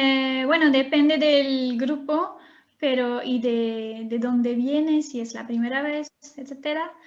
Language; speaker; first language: Spanish; non-native, fluent; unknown